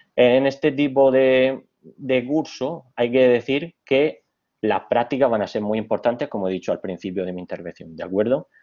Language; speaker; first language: Spanish; native; Spanish